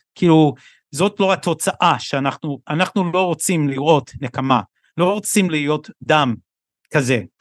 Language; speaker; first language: Hebrew; non-native, fluent; English